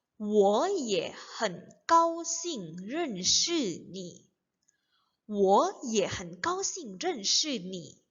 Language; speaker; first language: Chinese; non-native, fluent; Indonesian